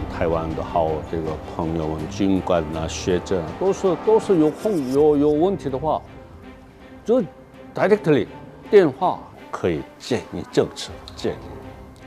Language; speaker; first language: Chinese; non-native, fluent; Korean